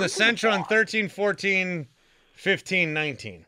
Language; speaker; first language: English; native; English